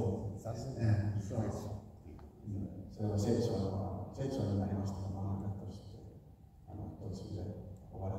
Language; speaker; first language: Japanese; non-native, fluent; Finnish